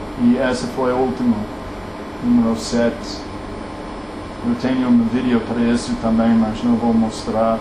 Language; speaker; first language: Portuguese; non-native, learner; English